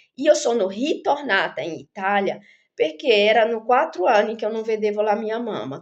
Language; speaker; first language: Italian; non-native, fluent; Portuguese